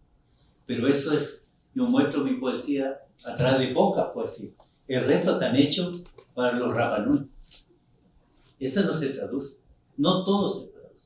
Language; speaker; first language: Spanish; non-native, local second language; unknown